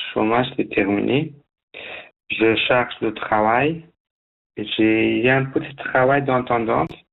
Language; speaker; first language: French; non-native, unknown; Persian